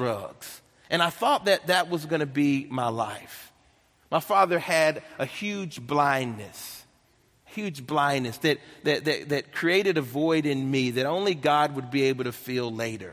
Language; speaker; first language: English; native; English